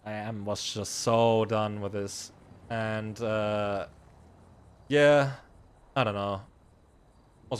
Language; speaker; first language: English; non-native, fluent; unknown